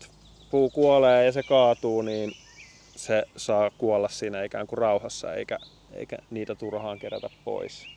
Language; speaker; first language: Finnish; native; Finnish